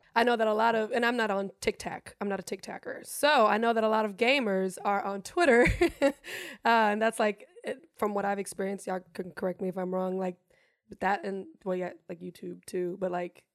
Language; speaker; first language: English; non-native, fluent; German